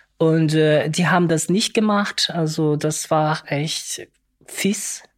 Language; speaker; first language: German; non-native, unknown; Portuguese